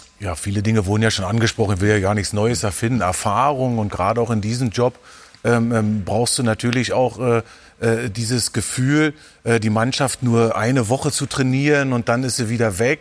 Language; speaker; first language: German; native; German